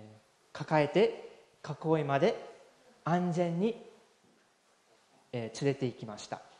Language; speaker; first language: Japanese; non-native, fluent; English